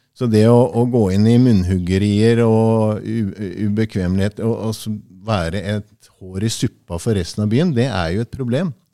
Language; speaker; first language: Norwegian; early bilingual, heritage; Norwegian